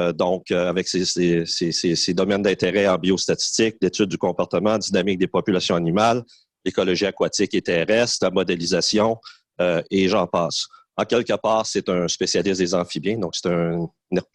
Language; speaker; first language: French; native; French